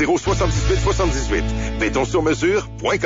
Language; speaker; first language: French; native; French